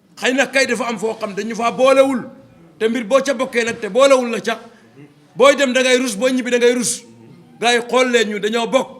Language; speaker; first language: Wolof; non-native, local second language; Serer